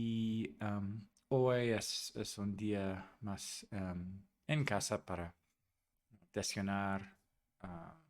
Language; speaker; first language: Spanish; non-native, fluent; English